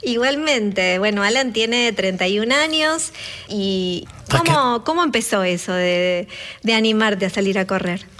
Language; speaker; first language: Spanish; native; Spanish